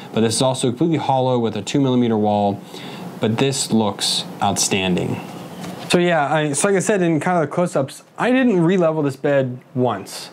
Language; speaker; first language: English; native; English